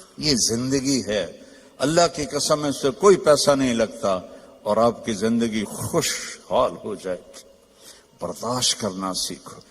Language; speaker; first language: Urdu; non-native, local second language; Punjabi